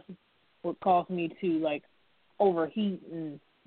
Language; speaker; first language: English; native; English